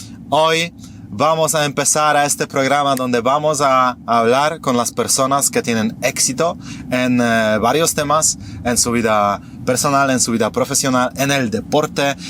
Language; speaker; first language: Spanish; non-native, fluent; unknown